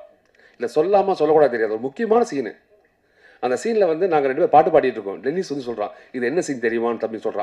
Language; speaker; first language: Tamil; native; Tamil